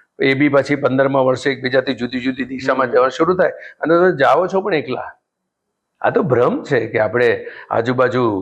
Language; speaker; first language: Gujarati; native; Gujarati